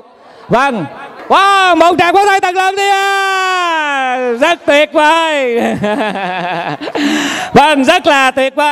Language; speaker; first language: Vietnamese; native; Vietnamese